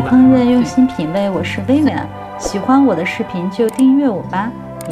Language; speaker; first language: Chinese; native; Chinese